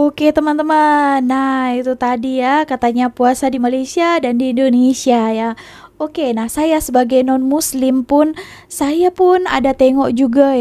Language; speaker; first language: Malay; non-native, local second language; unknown